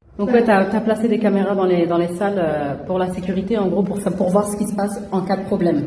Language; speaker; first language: French; native; French